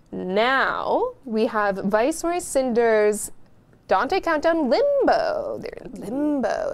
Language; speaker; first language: English; native; English